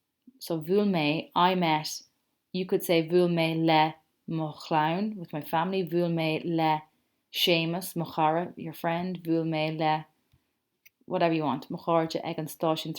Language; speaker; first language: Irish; non-native, local second language; English